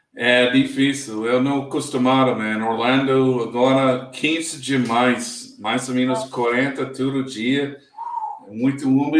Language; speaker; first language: Portuguese; non-native, learner; English